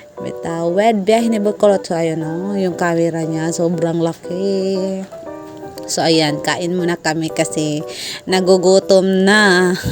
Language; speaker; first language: Filipino; non-native, local second language; Cebuano